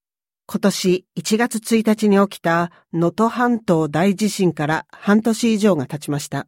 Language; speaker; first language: Japanese; native; Japanese